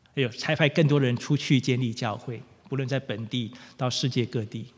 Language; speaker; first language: Chinese; native; Chinese